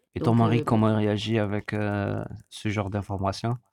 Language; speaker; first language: French; non-native, local second language; Arabic